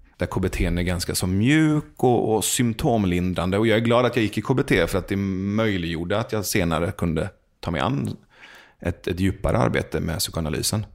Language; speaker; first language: Swedish; early bilingual, other home language; Persian